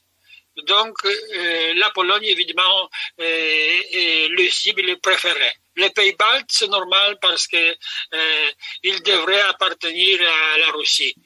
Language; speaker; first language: French; non-native, fluent; Polish